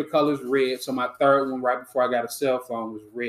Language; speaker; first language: English; native; English